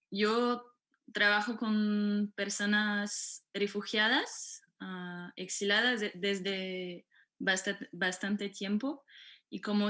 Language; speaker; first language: Spanish; non-native, fluent; French